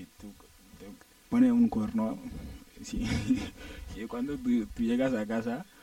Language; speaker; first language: Spanish; non-native, learner; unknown